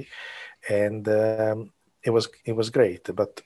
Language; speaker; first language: English; non-native, fluent; Italian